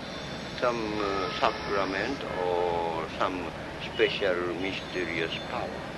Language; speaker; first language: English; non-native, fluent; Bangla